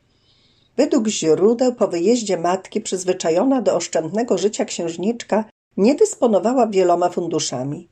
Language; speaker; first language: Polish; native; Polish